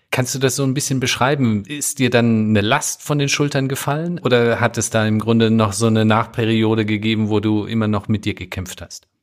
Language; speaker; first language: German; native; German